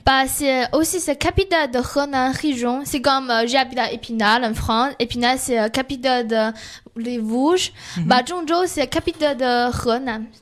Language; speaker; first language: French; non-native, learner; Chinese